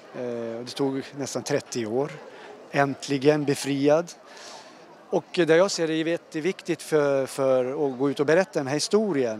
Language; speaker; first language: Swedish; early bilingual, other home language; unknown